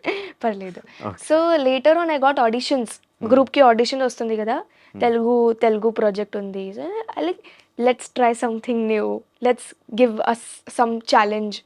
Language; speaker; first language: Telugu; non-native, local second language; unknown